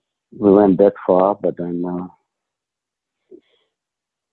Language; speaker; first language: English; non-native, fluent; Ukrainian